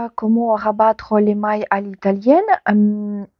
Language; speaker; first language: French; non-native, fluent; Ukrainian